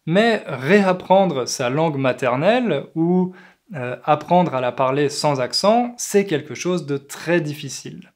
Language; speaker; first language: French; native; French